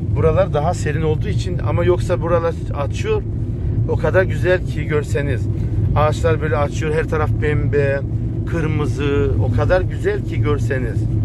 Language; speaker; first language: Turkish; early bilingual, heritage; Turkish